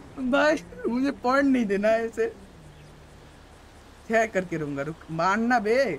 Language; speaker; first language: Hindi; non-native, local second language; Bangla